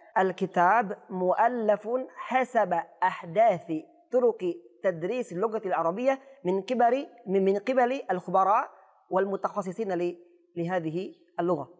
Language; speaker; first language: Arabic; non-native, fluent; Indonesian